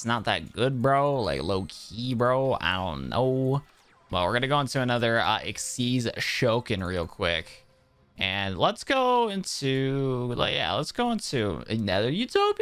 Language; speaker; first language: English; native; English